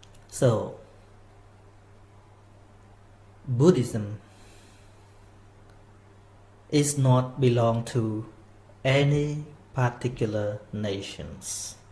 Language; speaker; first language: English; non-native, fluent; Khmer